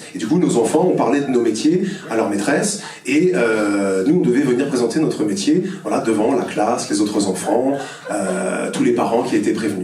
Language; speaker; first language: French; native; French